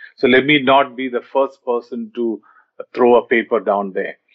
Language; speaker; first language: English; non-native, local second language; Malayalam